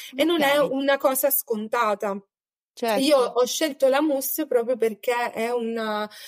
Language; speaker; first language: Italian; native; Italian